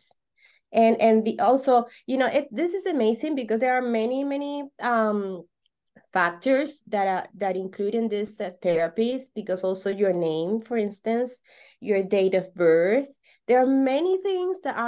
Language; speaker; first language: English; non-native, fluent; Spanish